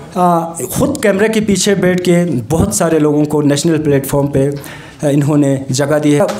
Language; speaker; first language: Hindi; non-native, local second language; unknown